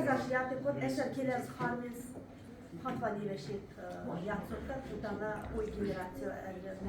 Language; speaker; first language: Hungarian; non-native, learner; Kazakh